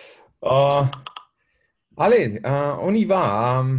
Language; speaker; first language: French; non-native, learner; Spanish